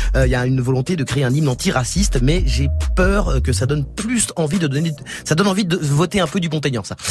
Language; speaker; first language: French; native; French